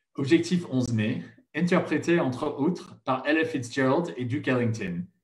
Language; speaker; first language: French; non-native, fluent; English